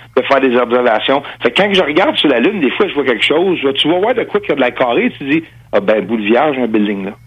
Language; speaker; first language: French; non-native, local second language; English